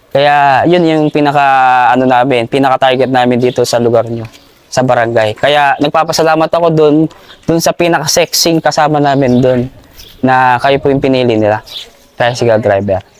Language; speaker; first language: Filipino; native; Filipino